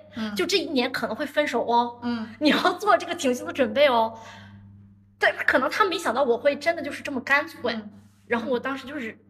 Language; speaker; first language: Chinese; native; Chinese